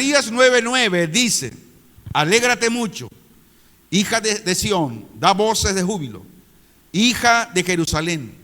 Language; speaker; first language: Spanish; native; Spanish